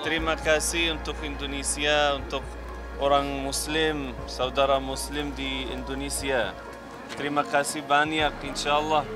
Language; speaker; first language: Indonesian; non-native, learner; Arabic